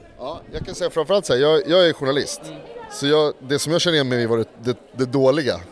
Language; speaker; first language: Swedish; native; Swedish